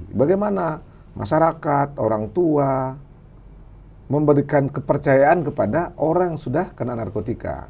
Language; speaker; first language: Indonesian; non-native, local second language; Minangkabau